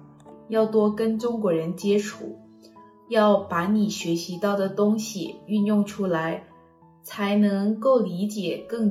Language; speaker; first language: Chinese; non-native, fluent; Thai